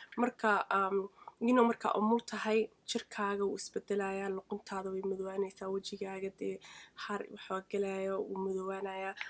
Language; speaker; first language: Somali; early bilingual, heritage; Somali